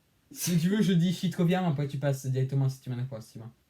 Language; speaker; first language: Italian; non-native, learner; French